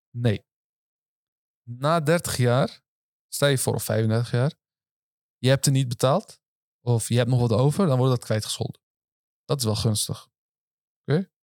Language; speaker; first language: Dutch; early bilingual, other home language; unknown